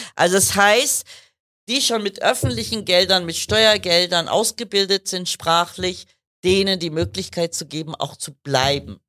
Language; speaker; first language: German; early bilingual, other home language; Kurdish